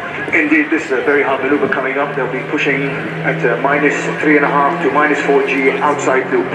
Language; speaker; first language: English; non-native, fluent; Arabic